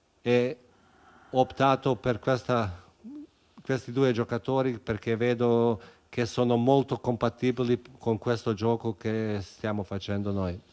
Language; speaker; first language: Italian; non-native, fluent; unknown